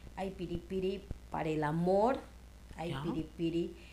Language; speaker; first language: Spanish; non-native, local second language; Shipibo-Conibo